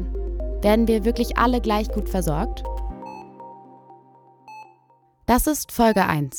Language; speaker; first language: German; native; German